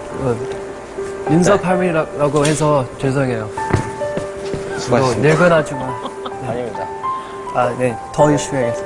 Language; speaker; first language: Korean; non-native, learner; English